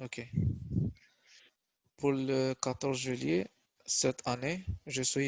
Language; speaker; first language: French; non-native, learner; Albanian